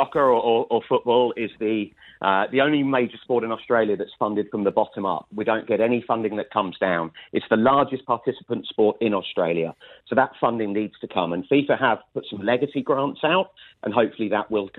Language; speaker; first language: English; native; English